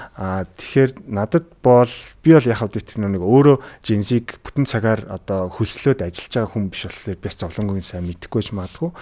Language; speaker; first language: Mongolian; native; Mongolian